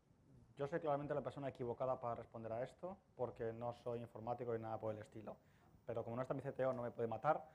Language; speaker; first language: Spanish; native; Spanish